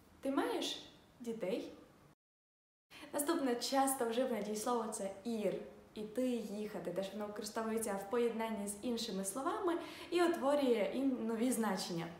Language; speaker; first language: Ukrainian; native; Ukrainian